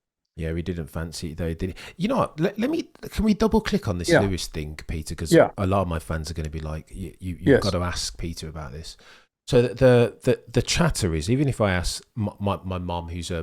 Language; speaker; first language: English; native; English